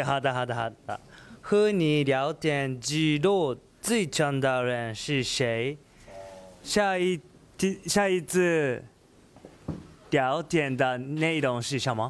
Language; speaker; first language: Chinese; non-native, learner; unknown